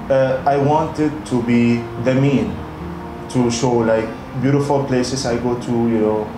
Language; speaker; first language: English; non-native, fluent; Arabic